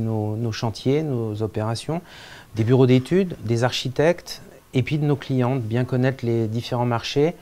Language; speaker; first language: French; native; French